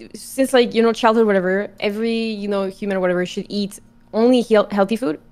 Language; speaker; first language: English; non-native, fluent; French